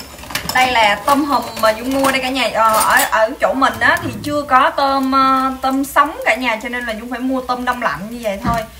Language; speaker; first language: Vietnamese; native; Vietnamese